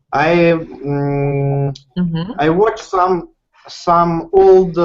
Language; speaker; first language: English; non-native, learner; Russian